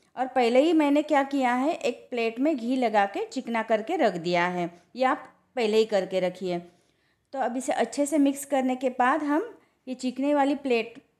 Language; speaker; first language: Hindi; non-native, local second language; Marathi